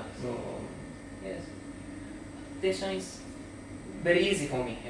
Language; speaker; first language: English; non-native, learner; Japanese